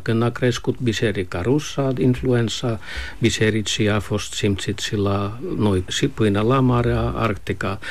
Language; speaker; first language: Romanian; non-native, fluent; Finnish